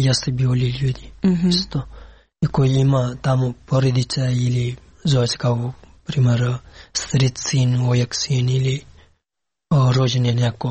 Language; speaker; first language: Serbian; non-native, learner; Pashto